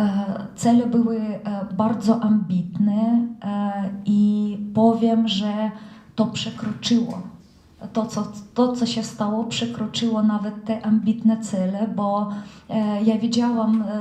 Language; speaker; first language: Polish; non-native, fluent; Russian